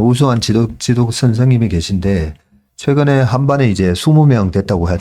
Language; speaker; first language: Korean; native; Korean